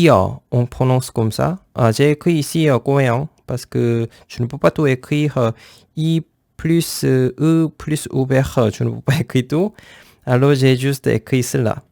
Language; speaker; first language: French; non-native, fluent; Korean